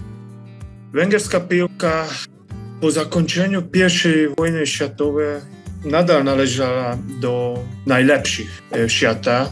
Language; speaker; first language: Polish; non-native, fluent; Hungarian